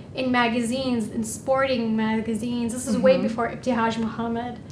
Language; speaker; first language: English; native; English